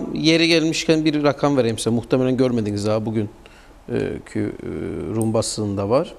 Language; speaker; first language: Turkish; native; Turkish